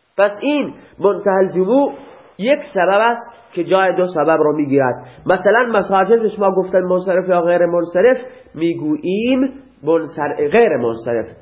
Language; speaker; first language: Persian; non-native, local second language; Baluchi